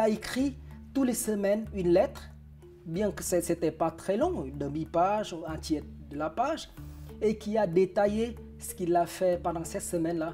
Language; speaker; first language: French; non-native, fluent; Vietnamese